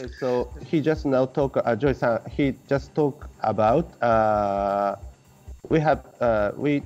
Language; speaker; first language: English; non-native, learner; Japanese